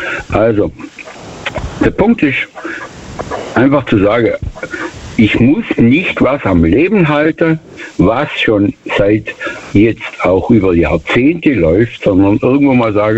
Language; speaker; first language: German; native; German